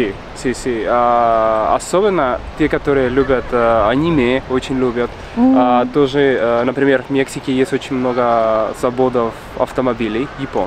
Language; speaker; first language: Russian; non-native, fluent; Spanish